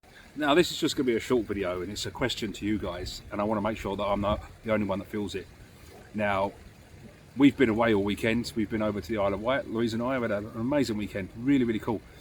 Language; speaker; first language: English; native; English